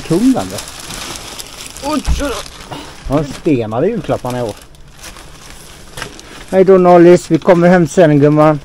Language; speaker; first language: Swedish; native; Swedish